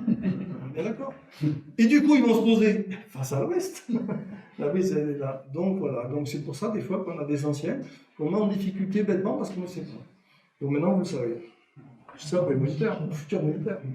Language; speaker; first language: French; native; French